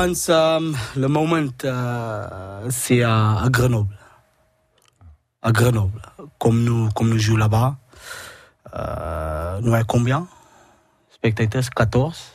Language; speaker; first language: French; non-native, learner; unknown